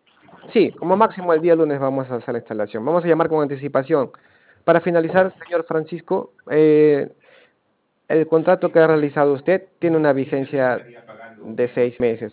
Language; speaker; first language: Spanish; native; Spanish